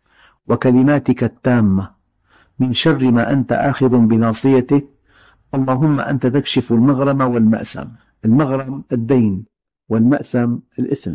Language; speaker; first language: Arabic; native; Arabic